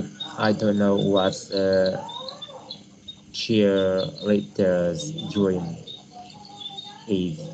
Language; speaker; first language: English; non-native, learner; Vietnamese